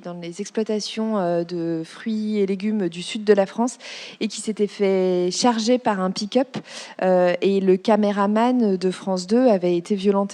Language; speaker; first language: French; native; French